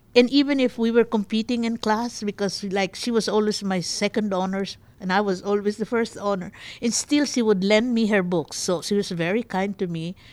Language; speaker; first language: English; non-native, local second language; Bikol